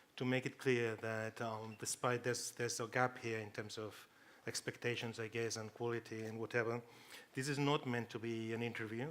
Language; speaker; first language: English; non-native, fluent; Catalan